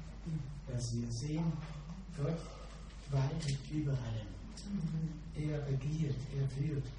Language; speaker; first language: German; non-native, fluent; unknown